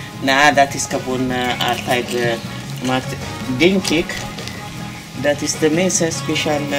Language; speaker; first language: Dutch; non-native, learner; Amharic